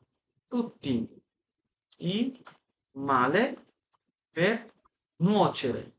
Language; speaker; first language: Italian; non-native, fluent; Bangla